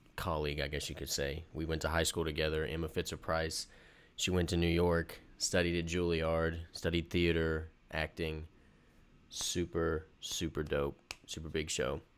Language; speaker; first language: English; native; English